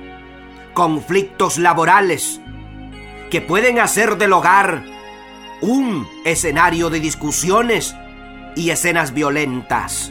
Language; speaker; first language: Spanish; native; Spanish